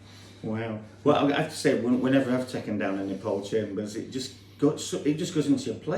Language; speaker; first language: English; native; English